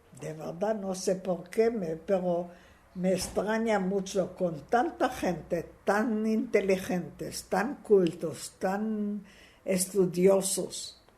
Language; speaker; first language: Spanish; non-native, fluent; Hebrew